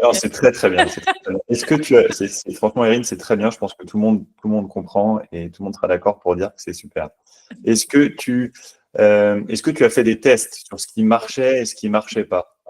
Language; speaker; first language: French; native; French